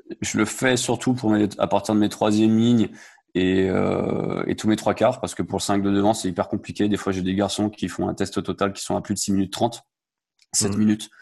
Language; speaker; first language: French; native; French